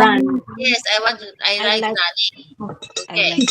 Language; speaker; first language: English; non-native, local second language; Filipino